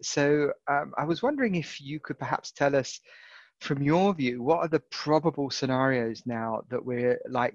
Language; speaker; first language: English; native; English